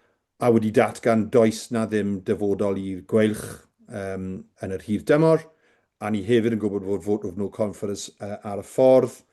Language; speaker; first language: Welsh; native; Welsh